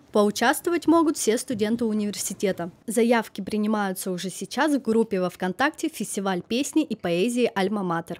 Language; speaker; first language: Russian; native; Russian